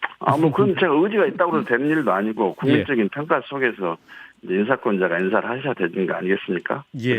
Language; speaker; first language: Korean; native; Korean